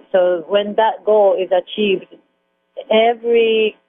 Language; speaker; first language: English; non-native, fluent; Japanese